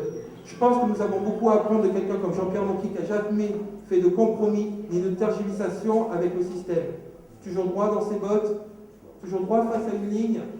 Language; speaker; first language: French; native; French